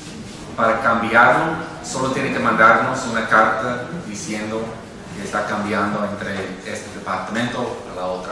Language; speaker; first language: Spanish; non-native, fluent; English